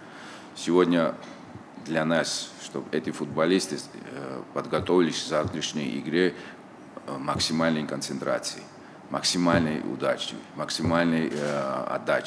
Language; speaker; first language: Russian; non-native, local second language; Tajik